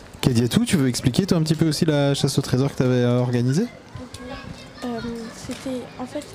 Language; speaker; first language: French; native; French